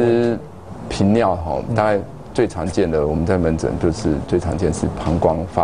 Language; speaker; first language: Chinese; native; Chinese